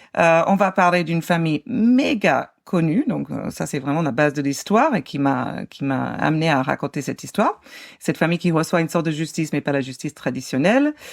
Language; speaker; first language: French; non-native, fluent; English